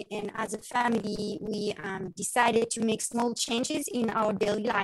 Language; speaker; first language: English; non-native, fluent; French